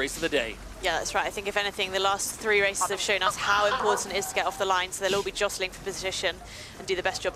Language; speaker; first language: English; native; English